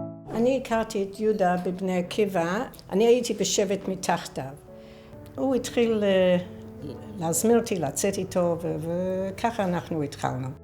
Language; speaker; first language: Hebrew; non-native, fluent; English